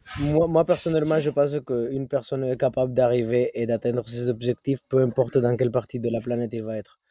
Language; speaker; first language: French; non-native, fluent; Spanish